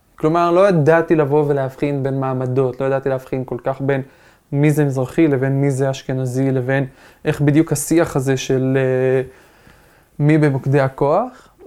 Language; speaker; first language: Hebrew; non-native, local second language; Arabic